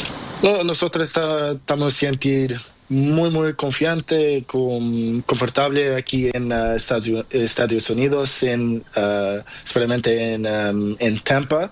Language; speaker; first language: Spanish; non-native, learner; Portuguese